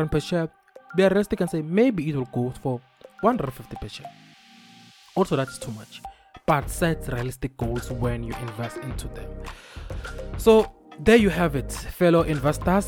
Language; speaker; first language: English; non-native, local second language; Swati